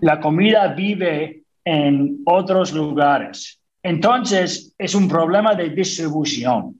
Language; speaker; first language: Spanish; non-native, fluent; English